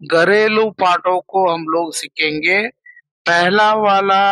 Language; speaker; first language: Hindi; non-native, local second language; Kannada